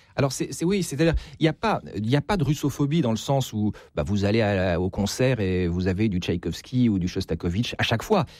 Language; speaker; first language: French; native; French